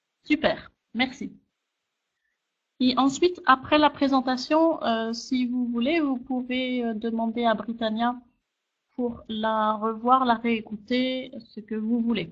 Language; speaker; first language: French; native; French